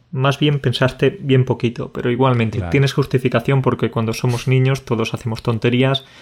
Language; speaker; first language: Spanish; native; Spanish